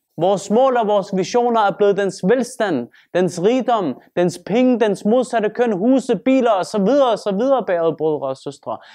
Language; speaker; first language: Danish; early bilingual, other home language; Turkish